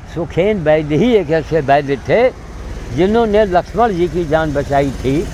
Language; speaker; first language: Hindi; native; Hindi